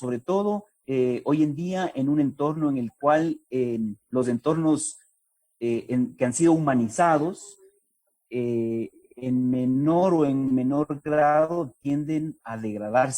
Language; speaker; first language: Spanish; native; Spanish